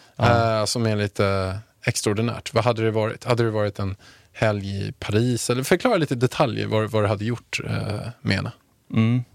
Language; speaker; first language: Swedish; native; Swedish